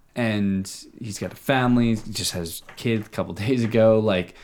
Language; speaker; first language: English; native; English